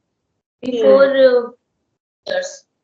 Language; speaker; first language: English; non-native, learner; Hindi